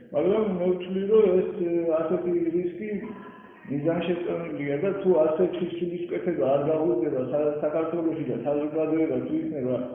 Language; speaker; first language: Georgian; non-native, local second language; Mingrelian